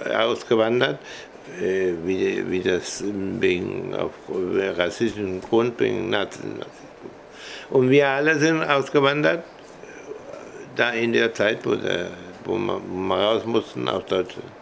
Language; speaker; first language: German; early bilingual, heritage; German